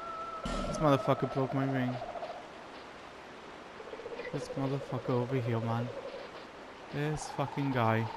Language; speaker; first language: English; native; English